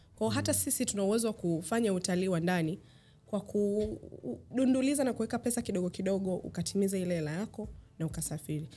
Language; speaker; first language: Swahili; native; Swahili